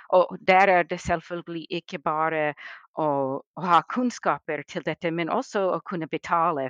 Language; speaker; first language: Norwegian; non-native, fluent; English